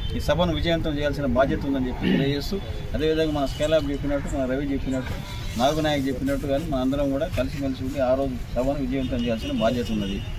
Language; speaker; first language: Telugu; non-native, local second language; Lambadi